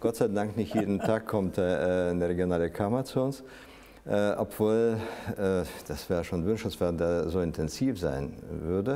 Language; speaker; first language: German; non-native, fluent; Russian